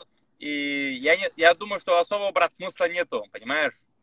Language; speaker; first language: Russian; native; Russian